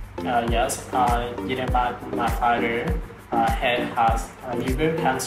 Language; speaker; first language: English; non-native, learner; Vietnamese